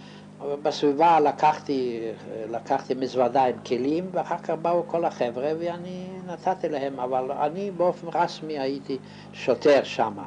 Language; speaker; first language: Hebrew; non-native, fluent; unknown